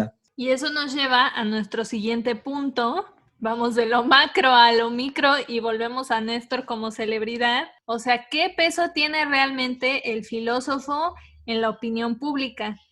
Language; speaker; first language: Spanish; native; Spanish